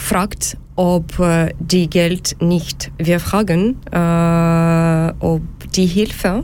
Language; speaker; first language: German; non-native, learner; Ukrainian